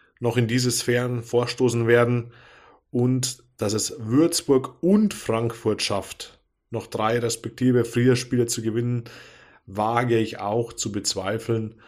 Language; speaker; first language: German; native; German